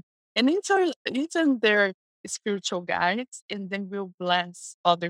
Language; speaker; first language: English; non-native, fluent; Portuguese